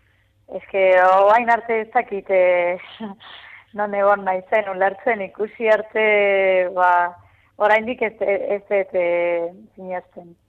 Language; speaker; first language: Basque; non-native, fluent; Spanish